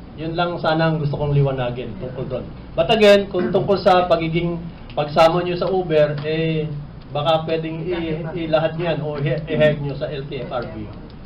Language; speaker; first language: Filipino; native; Filipino